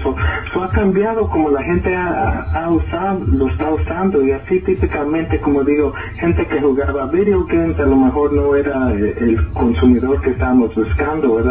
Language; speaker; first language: Spanish; early bilingual, heritage; Spanish